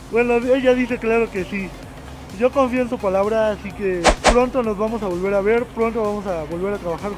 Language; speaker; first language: Spanish; native; Spanish